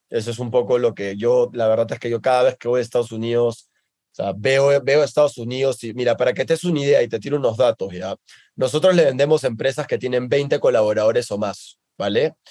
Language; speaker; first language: Spanish; native; Spanish